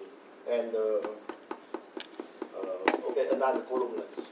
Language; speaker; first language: English; non-native, learner; Vietnamese